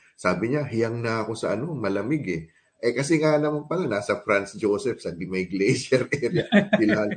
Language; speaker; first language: Filipino; native; Filipino